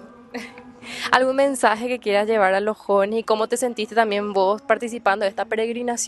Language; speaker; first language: Spanish; native; Spanish